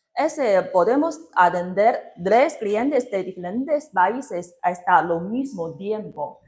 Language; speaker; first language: Spanish; non-native, learner; Chinese